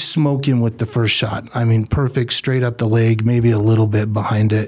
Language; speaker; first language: English; native; English